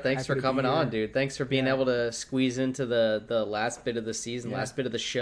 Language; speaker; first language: English; native; English